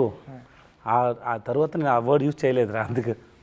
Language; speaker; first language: Telugu; non-native, learner; Tamil